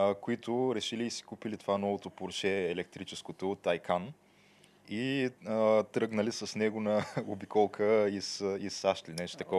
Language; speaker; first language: Bulgarian; native; Bulgarian